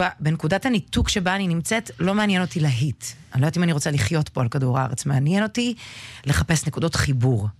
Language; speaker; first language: Hebrew; early bilingual, other home language; Russian